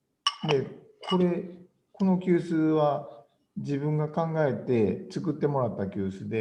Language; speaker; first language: Japanese; native; Japanese